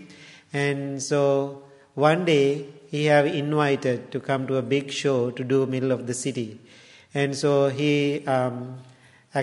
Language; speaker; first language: English; non-native, local second language; Sinhala